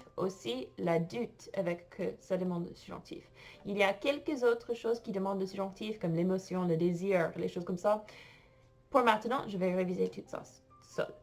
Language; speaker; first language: French; non-native, fluent; English